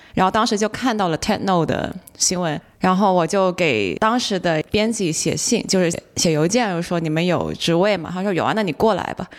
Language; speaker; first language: Chinese; non-native, local second language; Cantonese